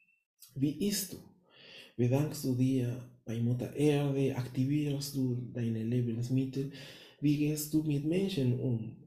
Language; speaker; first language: German; non-native, fluent; Spanish